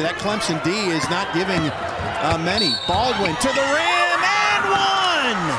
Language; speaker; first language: English; native; English